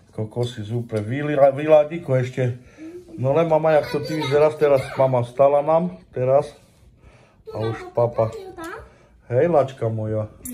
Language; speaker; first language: Slovak; native; Slovak